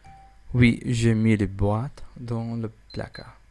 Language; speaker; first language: French; non-native, learner; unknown